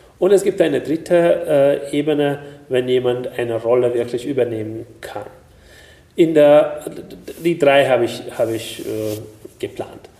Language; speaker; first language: German; non-native, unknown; Hungarian